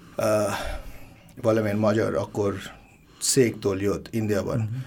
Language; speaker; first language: Hungarian; non-native, learner; Bangla